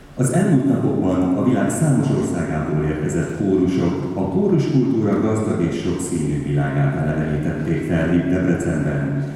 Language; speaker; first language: Hungarian; native; Hungarian